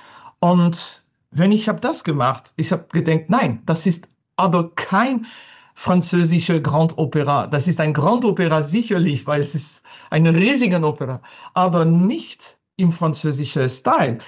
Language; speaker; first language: German; non-native, fluent; French